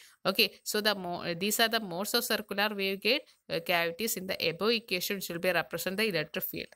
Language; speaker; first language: English; non-native, local second language; Malayalam